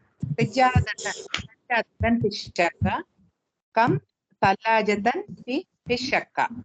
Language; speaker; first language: Arabic; non-native, learner; Tamil